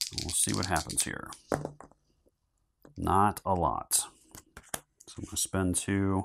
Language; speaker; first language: English; native; English